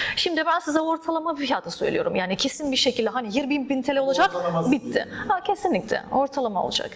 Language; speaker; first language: Turkish; early bilingual, other home language; Russian